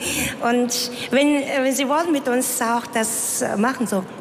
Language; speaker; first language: German; non-native, learner; Mongolian